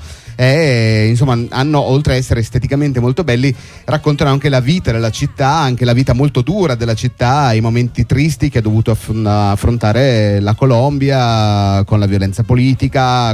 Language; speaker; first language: Italian; native; Italian